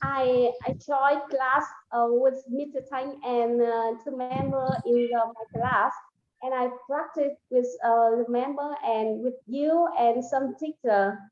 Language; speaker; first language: English; non-native, learner; Vietnamese